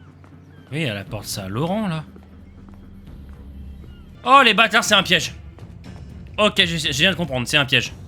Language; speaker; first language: French; native; French